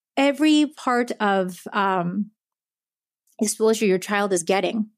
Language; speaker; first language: English; early bilingual, other home language; Japanese